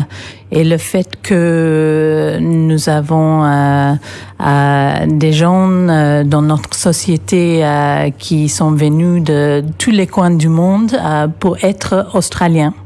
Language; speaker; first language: French; non-native, fluent; English